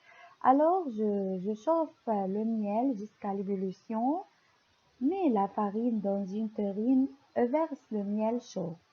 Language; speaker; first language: French; non-native, local second language; Arabic